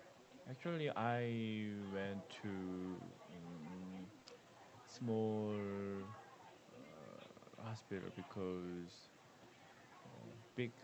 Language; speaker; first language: English; non-native, learner; Korean